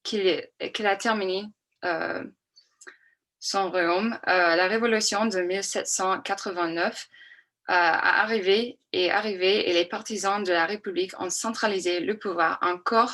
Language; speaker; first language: French; non-native, fluent; English